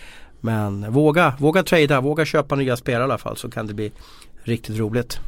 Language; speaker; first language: Swedish; native; Swedish